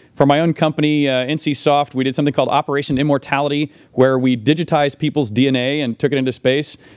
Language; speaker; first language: English; native; English